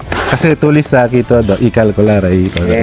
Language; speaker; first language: Filipino; non-native, local second language; Pampanga